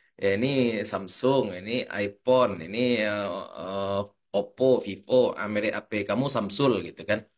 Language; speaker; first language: Indonesian; native; Indonesian